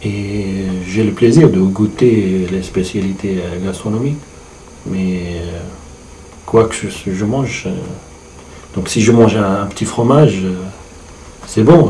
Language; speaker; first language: French; non-native, fluent; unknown